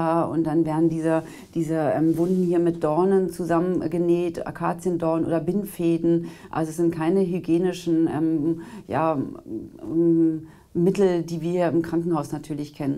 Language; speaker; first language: German; native; German